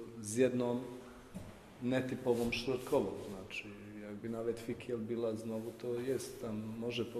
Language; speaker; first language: Polish; non-native, fluent; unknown